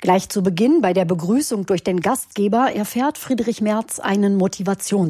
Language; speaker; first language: German; native; German